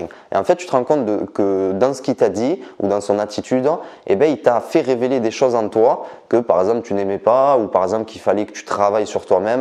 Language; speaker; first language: French; native; French